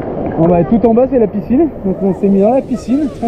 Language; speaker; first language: French; native; French